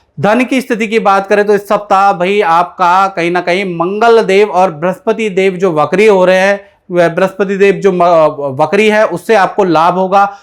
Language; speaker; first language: Hindi; native; Hindi